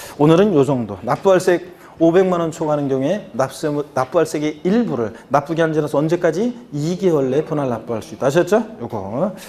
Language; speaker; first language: Korean; native; Korean